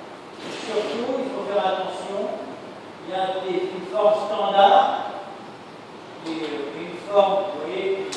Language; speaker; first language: French; native; French